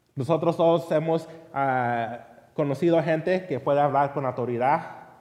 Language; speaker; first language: Spanish; early bilingual, heritage; Spanish